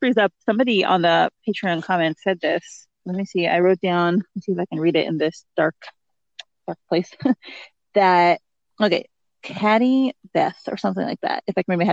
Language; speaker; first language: English; native; English